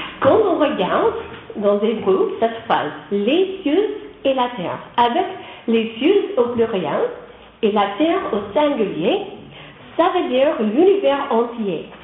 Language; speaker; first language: French; non-native, learner; English